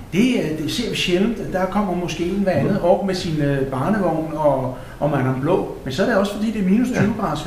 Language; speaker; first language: Danish; native; Danish